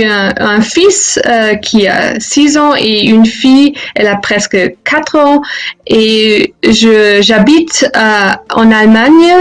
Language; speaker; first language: French; non-native, fluent; German